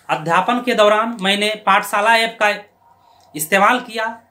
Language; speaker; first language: Hindi; native; Hindi